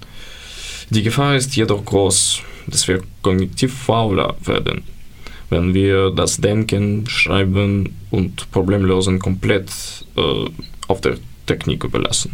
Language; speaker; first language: German; non-native, fluent; Ukrainian